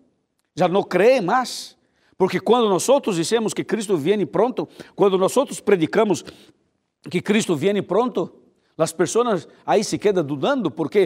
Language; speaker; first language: Spanish; non-native, fluent; Portuguese